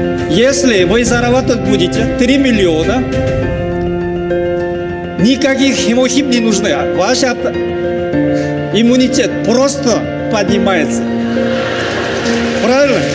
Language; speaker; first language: Russian; non-native, learner; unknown